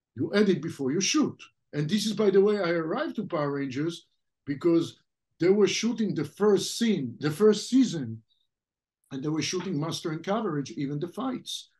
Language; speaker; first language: English; non-native, fluent; French